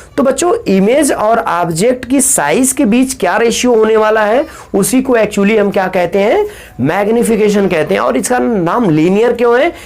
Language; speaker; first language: Hindi; native; Hindi